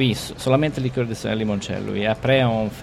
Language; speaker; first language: French; non-native, learner; Italian